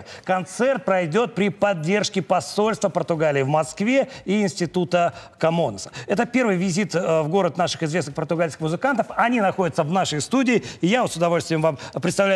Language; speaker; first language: Russian; native; Russian